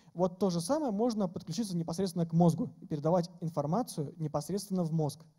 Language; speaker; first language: Russian; native; Russian